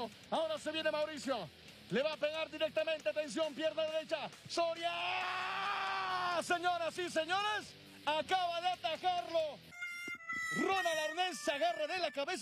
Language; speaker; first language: Spanish; native; Spanish